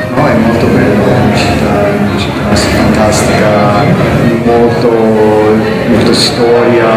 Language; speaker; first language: Italian; non-native, learner; English